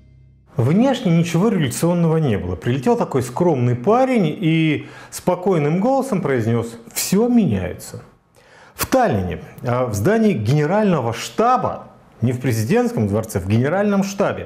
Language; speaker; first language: Russian; native; Russian